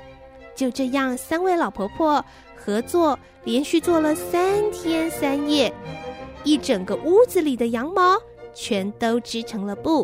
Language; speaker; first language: Chinese; native; Chinese